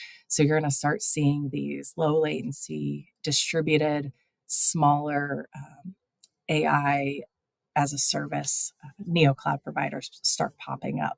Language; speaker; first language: English; native; English